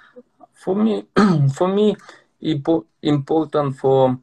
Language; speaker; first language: English; non-native, learner; Russian